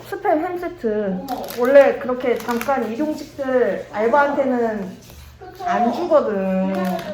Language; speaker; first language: Korean; native; Korean